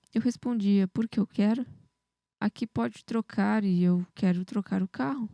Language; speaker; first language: Portuguese; native; Portuguese